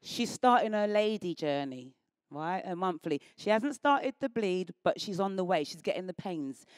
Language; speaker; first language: English; native; English